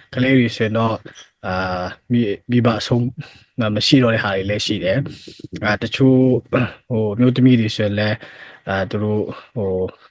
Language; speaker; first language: Burmese; non-native, local second language; Hakha Chin